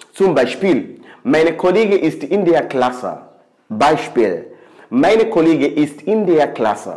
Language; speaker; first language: German; non-native, learner; Swahili